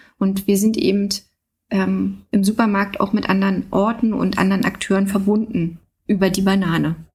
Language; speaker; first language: German; native; German